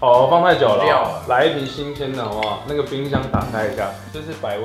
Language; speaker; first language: Chinese; native; Chinese